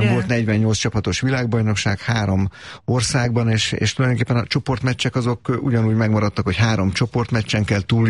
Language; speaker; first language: Hungarian; native; Hungarian